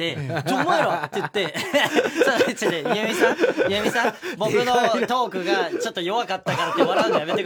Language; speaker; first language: Japanese; native; Japanese